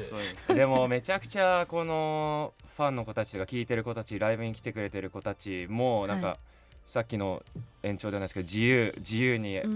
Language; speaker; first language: Japanese; native; Japanese